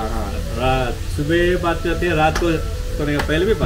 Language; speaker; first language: Hindi; non-native, local second language; Tamil